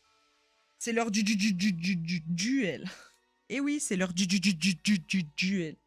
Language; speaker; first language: French; native; French